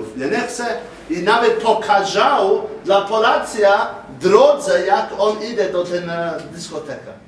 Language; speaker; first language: Polish; non-native, learner; English